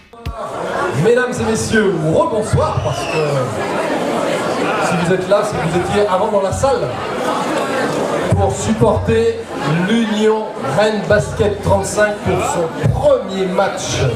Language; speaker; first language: French; native; French